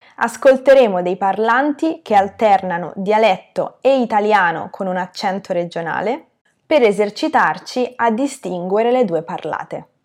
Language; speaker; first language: Italian; native; Italian